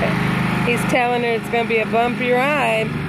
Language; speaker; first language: English; native; English